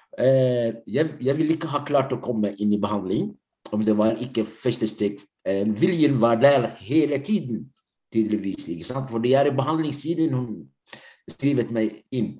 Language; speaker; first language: Norwegian; non-native, fluent; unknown